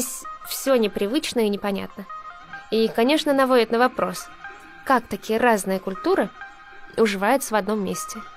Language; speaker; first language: Russian; native; Russian